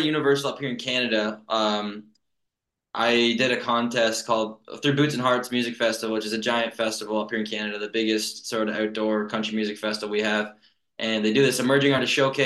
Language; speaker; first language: English; native; English